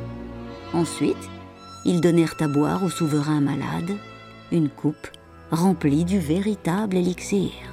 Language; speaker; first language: French; native; French